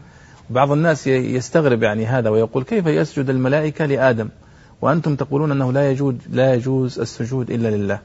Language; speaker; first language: Arabic; native; Arabic